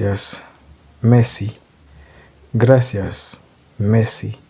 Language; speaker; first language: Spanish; non-native, fluent; Haitian Creole